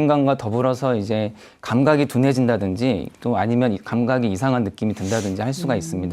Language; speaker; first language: Korean; native; Korean